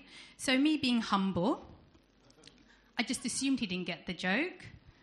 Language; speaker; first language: English; native; English